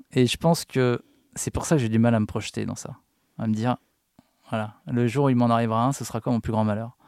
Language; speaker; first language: French; native; French